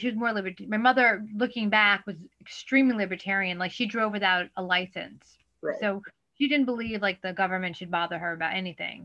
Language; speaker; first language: English; native; English